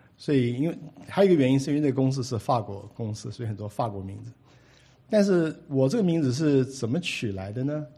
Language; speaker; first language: Chinese; native; Chinese